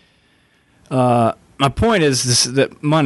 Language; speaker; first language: English; native; English